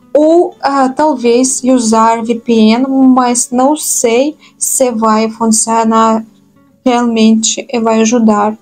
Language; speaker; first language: Portuguese; non-native, fluent; Russian